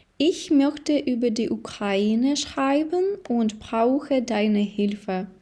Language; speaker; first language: German; non-native, fluent; Ukrainian